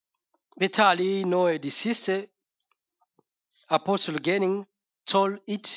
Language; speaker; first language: Danish; non-native, fluent; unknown